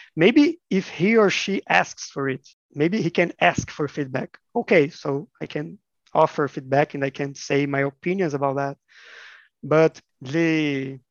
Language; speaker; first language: English; non-native, fluent; Portuguese